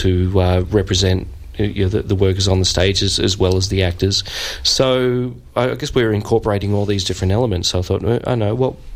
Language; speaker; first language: English; native; English